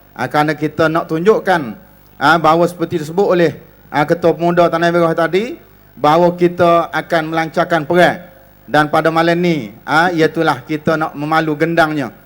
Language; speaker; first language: Malay; native; Malay